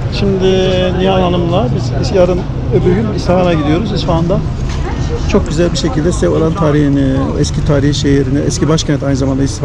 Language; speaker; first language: Turkish; native; Turkish